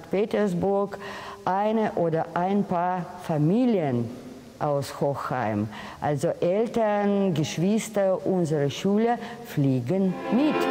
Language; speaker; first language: German; non-native, fluent; Russian